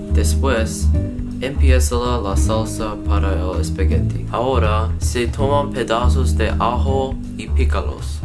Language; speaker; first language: Spanish; non-native, learner; English